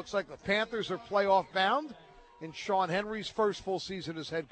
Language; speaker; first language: English; native; English